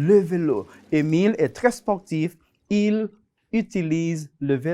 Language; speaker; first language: French; non-native, fluent; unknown